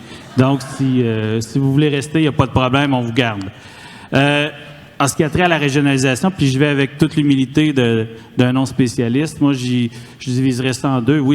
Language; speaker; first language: French; native; French